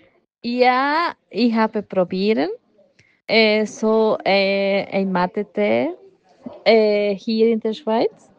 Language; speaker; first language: German; non-native, learner; Spanish